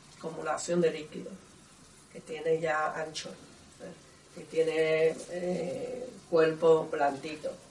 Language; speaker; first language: Spanish; non-native, learner; Chinese